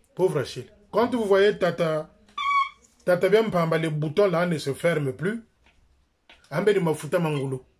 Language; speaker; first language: French; non-native, local second language; Lingala